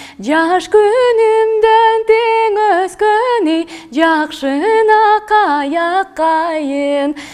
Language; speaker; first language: Kyrgyz; non-native, local second language; Russian